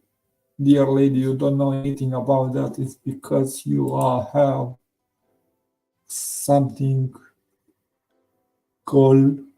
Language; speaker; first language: English; non-native, learner; Romanian